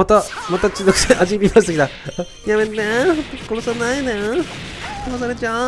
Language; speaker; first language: Japanese; native; Japanese